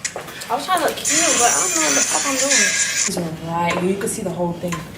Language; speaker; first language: English; native; English